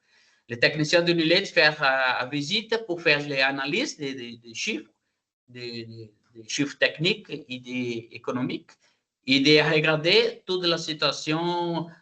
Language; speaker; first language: French; non-native, learner; Portuguese